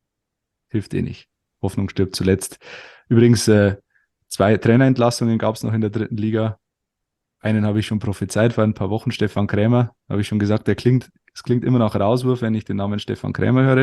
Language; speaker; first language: German; native; German